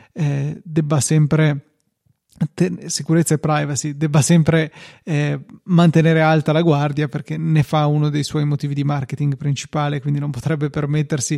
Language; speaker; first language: Italian; native; Italian